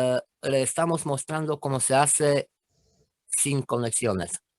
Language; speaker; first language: Spanish; non-native, fluent; Romanian